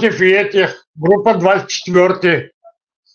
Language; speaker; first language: Russian; non-native, local second language; Tajik